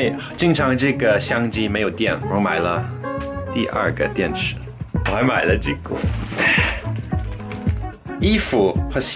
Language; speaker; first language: Chinese; non-native, fluent; English